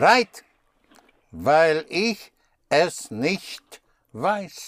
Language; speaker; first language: German; non-native, fluent; English